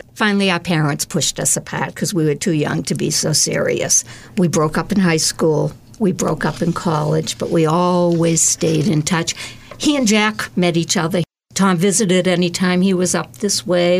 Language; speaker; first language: English; native; English